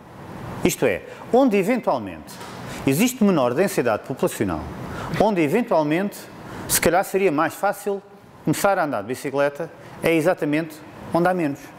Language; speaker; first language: Portuguese; native; Portuguese